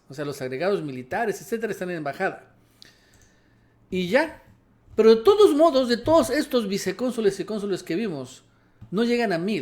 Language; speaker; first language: Spanish; native; Spanish